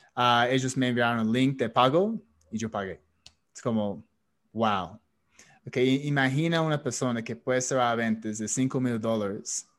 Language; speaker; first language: Spanish; non-native, fluent; English